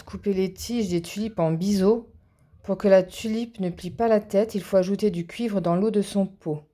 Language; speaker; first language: French; native; French